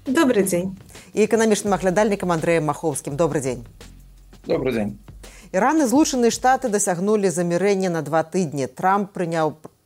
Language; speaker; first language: Belarusian; non-native, local second language; Russian